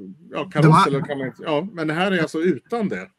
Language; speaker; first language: Swedish; native; Swedish